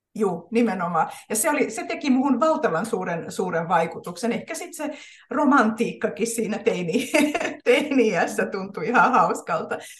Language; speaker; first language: Finnish; native; Finnish